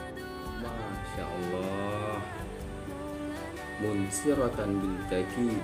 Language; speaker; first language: Arabic; non-native, learner; Indonesian